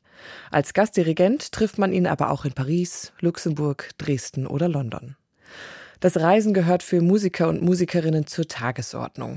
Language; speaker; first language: German; native; German